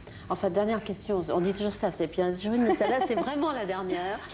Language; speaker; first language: French; native; French